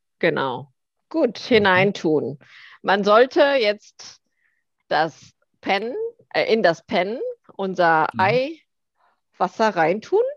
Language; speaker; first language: German; early bilingual, other home language; Korean